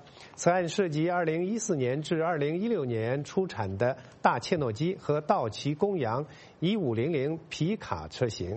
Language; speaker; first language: Chinese; native; Chinese